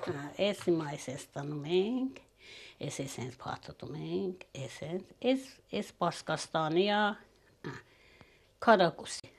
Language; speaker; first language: Armenian; early bilingual, heritage; Armenian